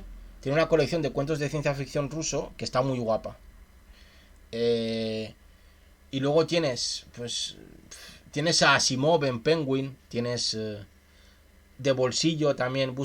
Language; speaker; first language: Spanish; native; Spanish